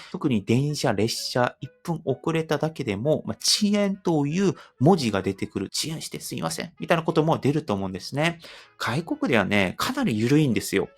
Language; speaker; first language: Japanese; non-native, fluent; Korean